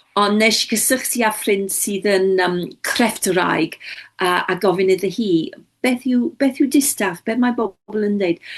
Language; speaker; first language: Welsh; non-native, local second language; English